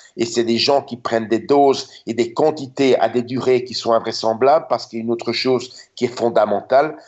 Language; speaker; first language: French; native; French